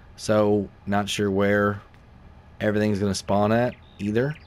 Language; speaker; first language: English; native; English